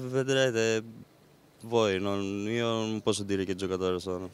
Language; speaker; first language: Italian; non-native, learner; Greek